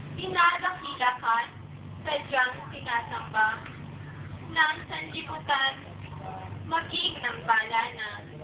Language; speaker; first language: Filipino; native; Filipino